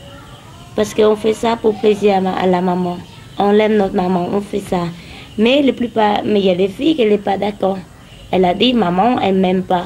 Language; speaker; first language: French; non-native, learner; Khmer